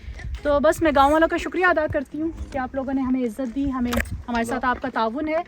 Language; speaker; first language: Urdu; native; Urdu